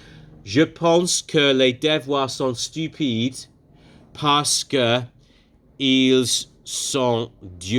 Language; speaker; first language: French; non-native, fluent; English